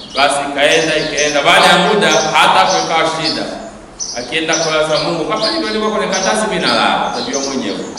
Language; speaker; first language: Swahili; native; Swahili